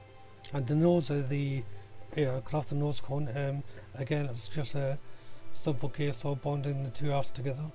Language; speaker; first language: English; native; English